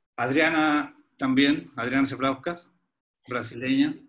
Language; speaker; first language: Spanish; native; Spanish